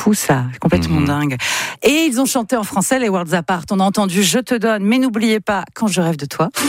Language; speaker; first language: French; native; French